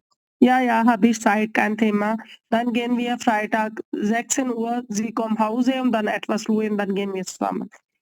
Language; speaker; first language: German; non-native, learner; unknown